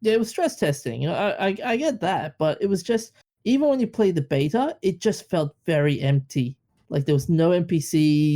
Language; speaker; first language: English; native; English